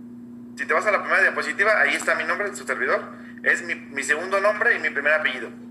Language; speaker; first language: Spanish; native; Spanish